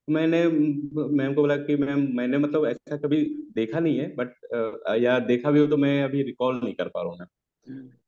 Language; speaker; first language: Hindi; native; Hindi